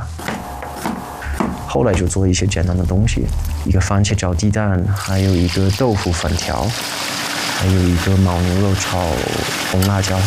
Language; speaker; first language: Chinese; non-native, fluent; English